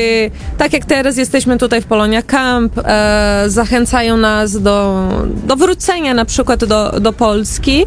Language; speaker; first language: Polish; non-native, fluent; Portuguese